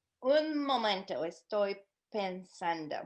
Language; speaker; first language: Spanish; non-native, learner; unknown